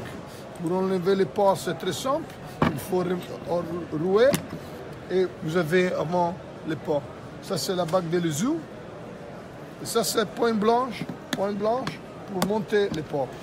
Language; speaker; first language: French; non-native, fluent; Italian